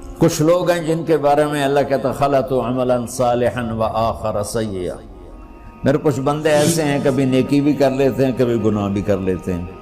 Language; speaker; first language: Urdu; non-native, local second language; Punjabi